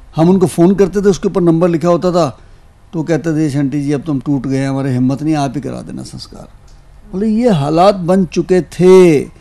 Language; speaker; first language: Hindi; native; Hindi